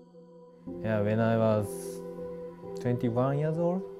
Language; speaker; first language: English; non-native, learner; Japanese